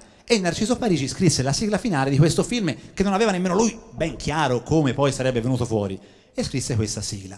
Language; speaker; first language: Italian; native; Italian